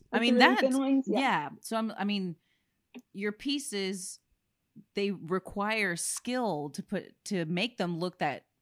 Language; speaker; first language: English; native; English